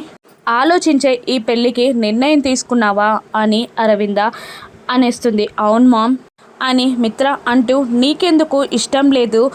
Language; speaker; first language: Telugu; native; Telugu